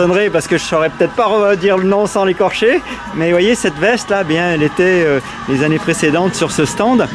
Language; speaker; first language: French; native; French